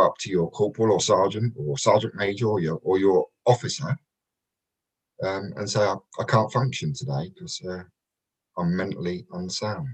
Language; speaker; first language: English; native; English